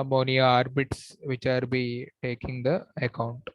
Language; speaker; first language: English; non-native, local second language; Telugu